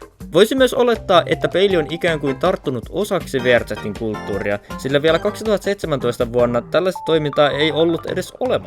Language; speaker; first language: Finnish; native; Finnish